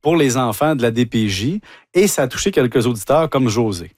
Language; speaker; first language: French; native; French